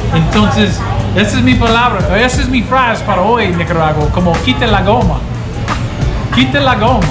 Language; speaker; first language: Spanish; non-native, learner; English